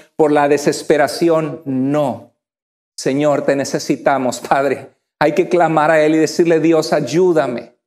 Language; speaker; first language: Spanish; native; Spanish